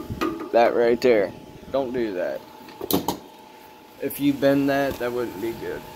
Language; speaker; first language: English; native; English